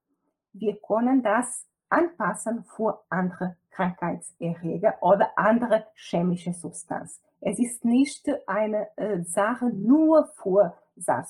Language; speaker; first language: German; non-native, fluent; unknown